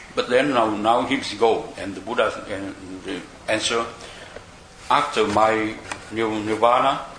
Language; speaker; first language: English; non-native, fluent; Vietnamese